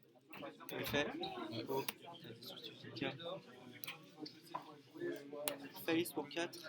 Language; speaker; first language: French; native; French